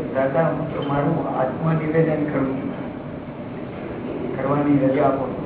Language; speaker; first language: Gujarati; early bilingual, heritage; Gujarati